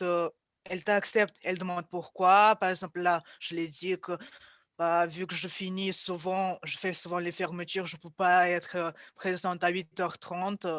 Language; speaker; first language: French; non-native, fluent; Russian